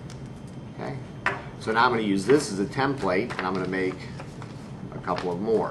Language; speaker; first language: English; native; English